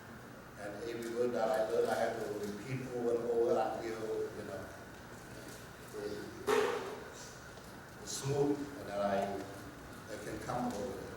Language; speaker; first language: English; non-native, learner; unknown